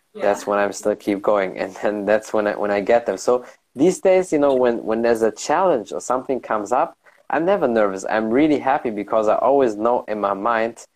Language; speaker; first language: English; early bilingual, heritage; German